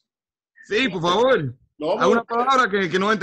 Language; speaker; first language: Spanish; early bilingual, heritage; Spanish